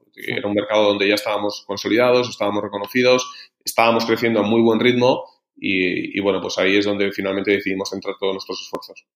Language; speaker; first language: Spanish; native; Spanish